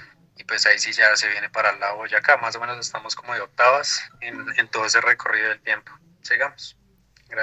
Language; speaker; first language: Spanish; native; Spanish